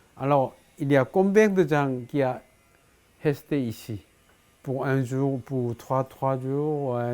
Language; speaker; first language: French; non-native, fluent; Korean